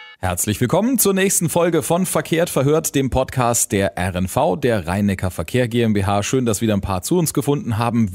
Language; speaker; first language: German; native; German